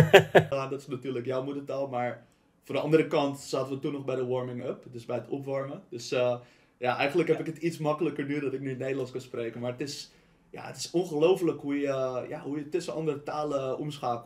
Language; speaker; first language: Dutch; native; Dutch